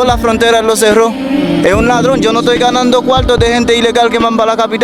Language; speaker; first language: Spanish; native; Spanish